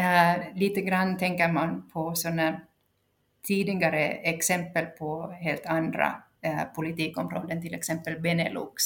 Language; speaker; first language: Swedish; non-native, local second language; Finnish